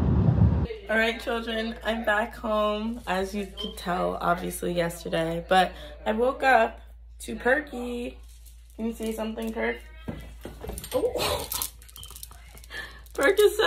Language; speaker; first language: English; native; English